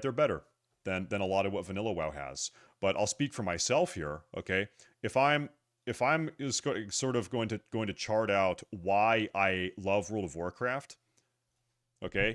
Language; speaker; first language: English; native; English